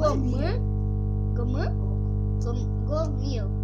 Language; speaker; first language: Russian; non-native, learner; Lithuanian